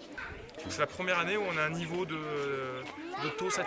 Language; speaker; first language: French; native; French